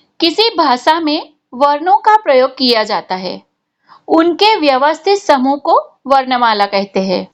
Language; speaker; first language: Hindi; non-native, local second language; Gujarati